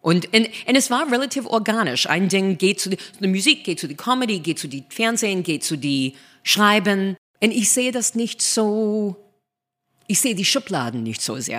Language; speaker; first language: German; non-native, fluent; English